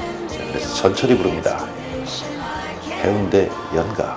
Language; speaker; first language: Korean; native; Korean